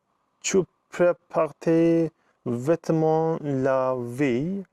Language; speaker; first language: French; non-native, learner; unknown